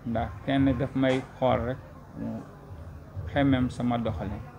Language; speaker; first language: Wolof; non-native, local second language; Jola-Fonyi